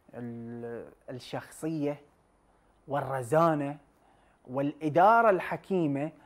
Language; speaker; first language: Arabic; native; Arabic